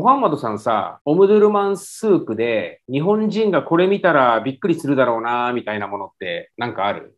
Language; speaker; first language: Japanese; native; Japanese